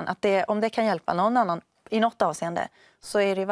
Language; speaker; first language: Swedish; native; Swedish